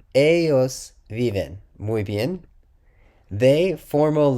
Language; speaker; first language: Spanish; non-native, learner; English